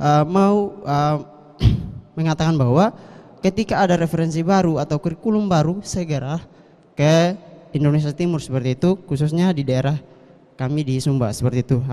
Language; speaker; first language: Indonesian; non-native, local second language; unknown